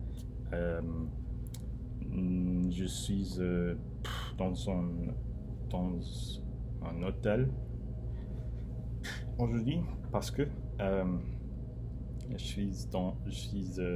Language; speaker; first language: French; non-native, learner; English